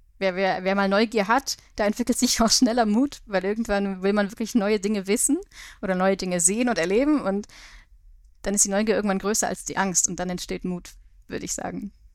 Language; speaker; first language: German; native; German